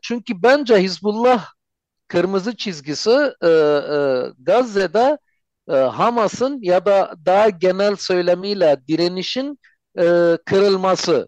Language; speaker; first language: Turkish; non-native, fluent; Armenian